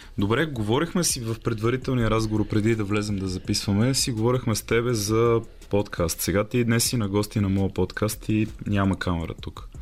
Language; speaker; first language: Bulgarian; native; Bulgarian